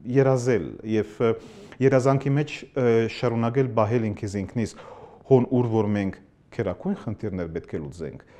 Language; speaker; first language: Armenian; early bilingual, heritage; Armenian